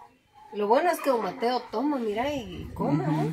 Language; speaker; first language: Spanish; native; Spanish